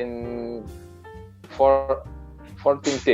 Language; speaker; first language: English; non-native, learner; Indonesian